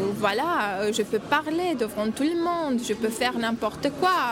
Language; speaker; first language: French; non-native, learner; Romanian